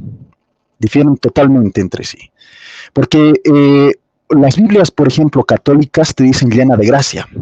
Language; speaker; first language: Spanish; native; Spanish